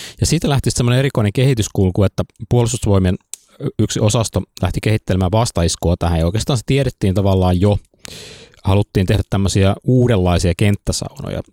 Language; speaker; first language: Finnish; native; Finnish